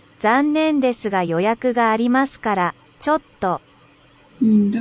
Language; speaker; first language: Japanese; non-native, learner; Vietnamese